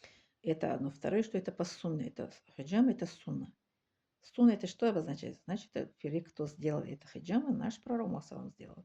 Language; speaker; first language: Russian; non-native, learner; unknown